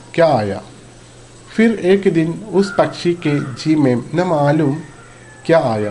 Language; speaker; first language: Hindi; non-native, local second language; Malayalam